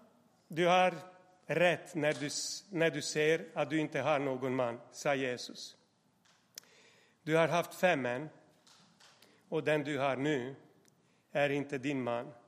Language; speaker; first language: Swedish; non-native, fluent; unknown